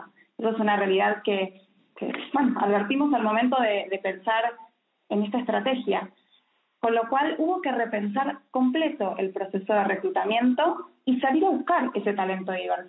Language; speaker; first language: Spanish; native; Spanish